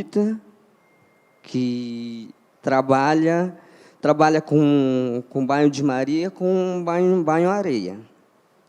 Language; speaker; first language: Portuguese; non-native, local second language; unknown